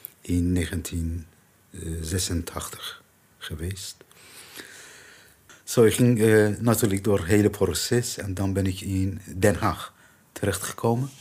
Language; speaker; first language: Dutch; non-native, learner; Persian